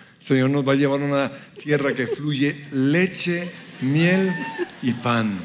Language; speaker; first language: Spanish; early bilingual, other home language; English